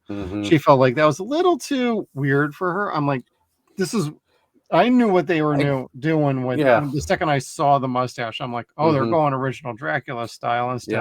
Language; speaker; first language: English; native; English